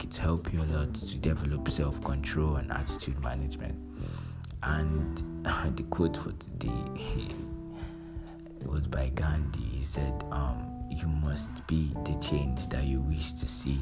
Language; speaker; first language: English; non-native, local second language; Yoruba